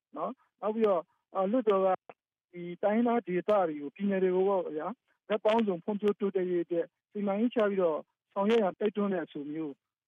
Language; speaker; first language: Burmese; native; Burmese